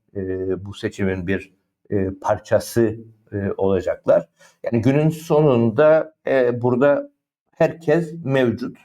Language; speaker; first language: Turkish; native; Turkish